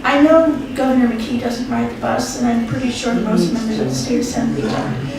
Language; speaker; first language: English; native; English